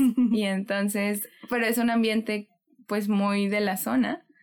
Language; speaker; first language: Spanish; native; Spanish